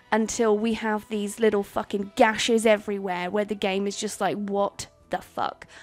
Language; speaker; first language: English; native; English